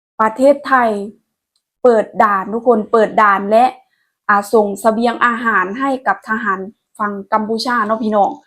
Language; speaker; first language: Thai; non-native, local second language; Lao